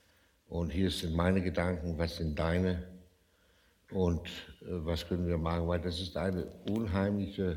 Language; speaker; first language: German; non-native, fluent; Danish